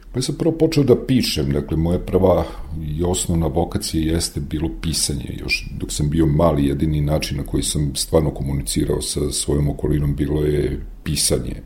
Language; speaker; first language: Serbian; native; Serbian